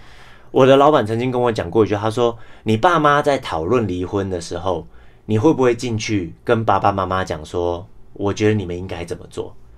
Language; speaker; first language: Chinese; non-native, local second language; English